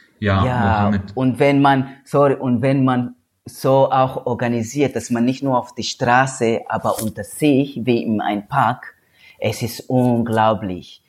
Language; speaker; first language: German; non-native, learner; Swahili